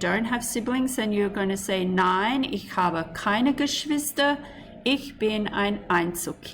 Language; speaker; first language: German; non-native, fluent; English